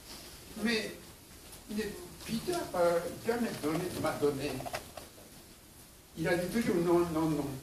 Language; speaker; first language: French; non-native, learner; Japanese